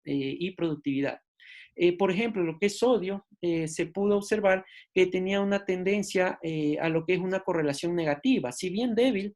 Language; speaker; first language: Spanish; native; Spanish